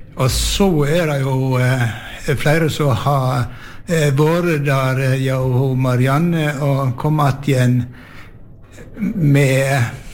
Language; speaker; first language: Norwegian; native; Norwegian